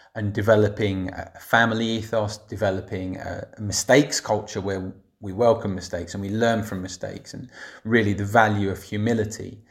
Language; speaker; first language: English; native; English